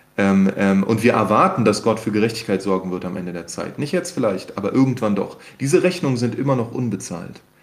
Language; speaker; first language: German; native; German